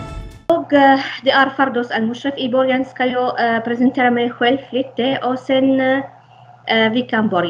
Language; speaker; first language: Swedish; non-native, fluent; Arabic